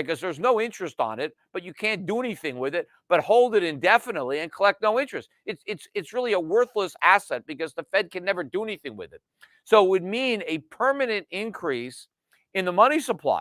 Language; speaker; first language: English; native; English